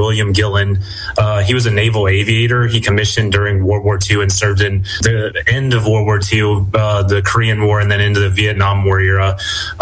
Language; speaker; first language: English; native; English